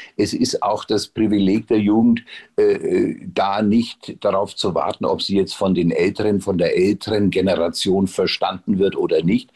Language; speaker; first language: German; native; German